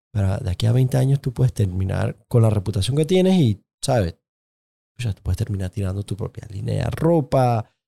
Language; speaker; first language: Spanish; native; Spanish